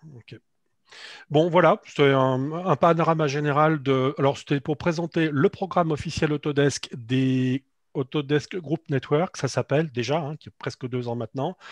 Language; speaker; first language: French; native; French